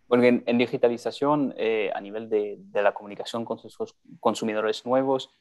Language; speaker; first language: Spanish; non-native, fluent; French